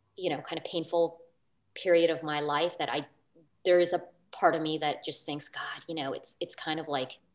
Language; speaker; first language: English; native; English